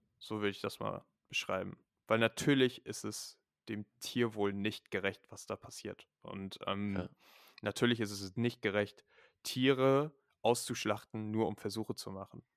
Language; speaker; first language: German; native; German